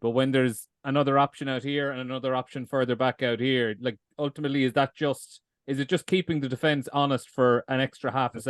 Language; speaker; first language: English; native; English